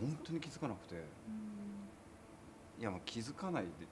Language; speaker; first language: Japanese; native; Japanese